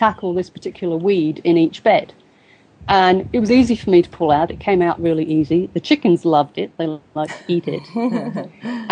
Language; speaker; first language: English; native; English